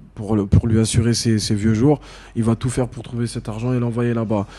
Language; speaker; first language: French; native; French